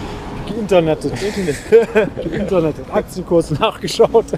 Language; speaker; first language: German; native; German